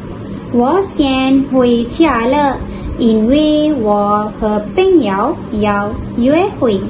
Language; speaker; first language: Chinese; non-native, learner; Malay